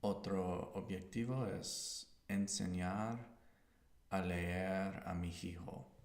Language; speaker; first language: Spanish; non-native, learner; English